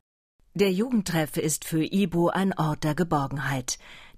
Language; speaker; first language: German; native; German